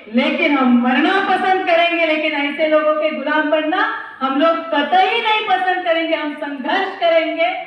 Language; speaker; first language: Hindi; non-native, local second language; Marathi